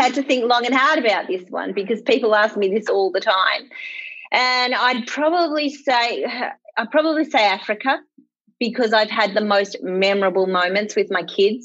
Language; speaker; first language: English; native; English